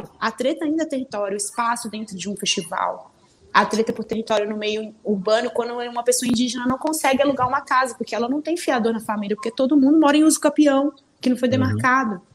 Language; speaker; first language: Portuguese; early bilingual, other home language; Spanish